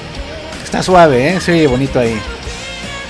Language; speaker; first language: Spanish; native; Spanish